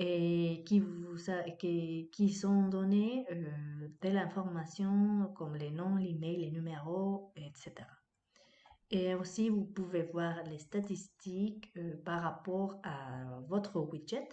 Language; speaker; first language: French; non-native, fluent; Spanish